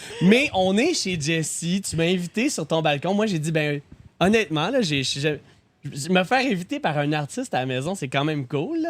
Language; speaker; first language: French; native; French